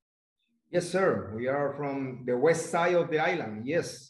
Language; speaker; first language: English; non-native, learner; Spanish